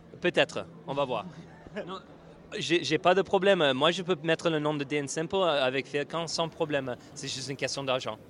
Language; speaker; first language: French; non-native, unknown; English